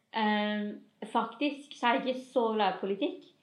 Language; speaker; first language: Norwegian; early bilingual, other home language; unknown